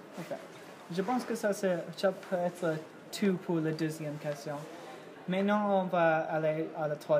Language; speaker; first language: French; non-native, learner; English